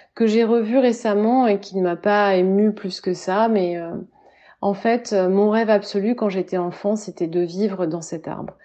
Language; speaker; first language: French; native; French